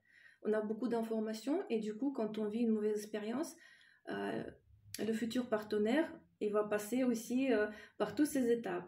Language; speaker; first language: French; non-native, fluent; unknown